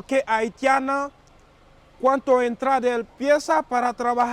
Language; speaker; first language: Spanish; non-native, learner; Haitian Creole